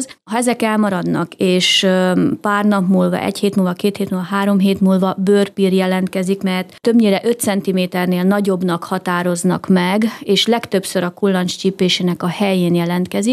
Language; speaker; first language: Hungarian; native; Hungarian